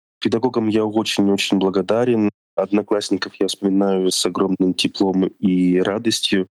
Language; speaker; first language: Russian; native; Russian